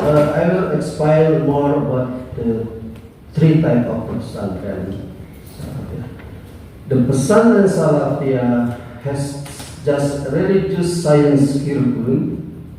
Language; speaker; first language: English; non-native, learner; Indonesian